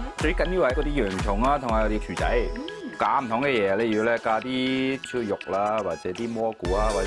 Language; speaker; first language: Cantonese; non-native, fluent; German